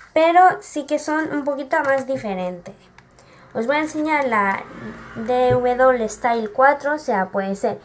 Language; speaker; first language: Spanish; native; Spanish